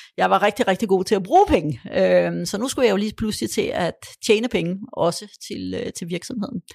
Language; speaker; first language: Danish; early bilingual, other home language; Polish